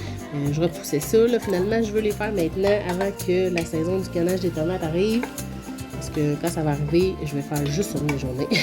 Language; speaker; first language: French; native; French